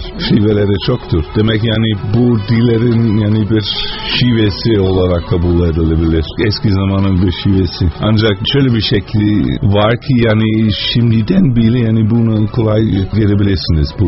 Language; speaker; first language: Turkish; non-native, fluent; Dutch